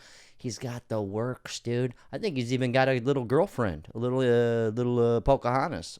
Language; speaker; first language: English; native; English